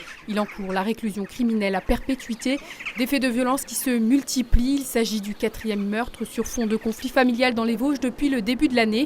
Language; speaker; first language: French; native; French